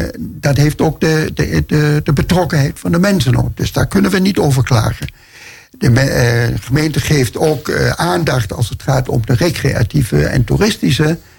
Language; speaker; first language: Dutch; non-native, fluent; Danish